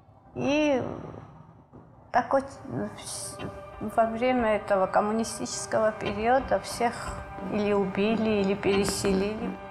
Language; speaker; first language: Russian; non-native, fluent; Georgian